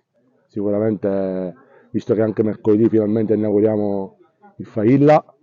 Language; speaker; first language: Italian; native; Italian